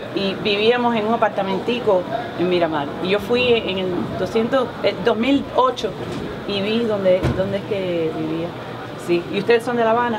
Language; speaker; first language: Spanish; early bilingual, heritage; Spanish